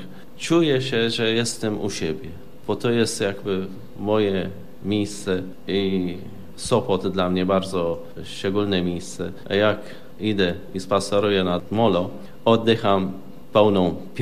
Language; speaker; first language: Polish; non-native, fluent; Arabic